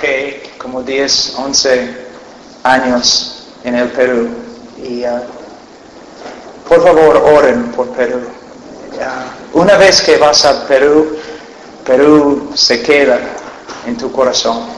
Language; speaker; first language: Spanish; non-native, fluent; English